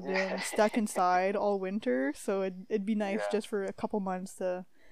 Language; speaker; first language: English; native; English